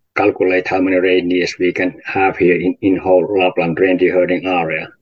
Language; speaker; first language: English; non-native, learner; Finnish